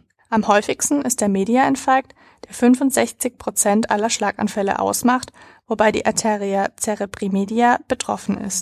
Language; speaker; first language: German; native; German